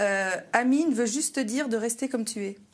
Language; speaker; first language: French; native; French